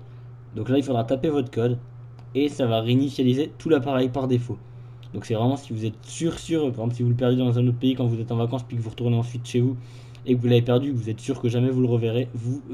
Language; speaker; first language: French; native; French